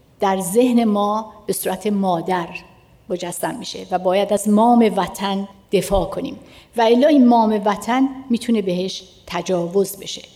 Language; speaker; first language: Persian; native; Persian